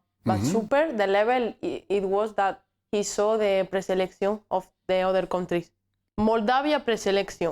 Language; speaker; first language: English; non-native, learner; Spanish